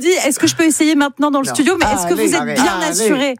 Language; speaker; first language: French; native; French